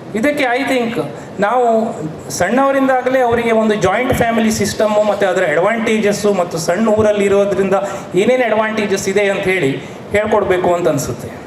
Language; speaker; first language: Kannada; non-native, local second language; Konkani